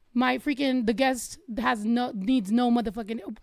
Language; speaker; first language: English; early bilingual, other home language; Spanish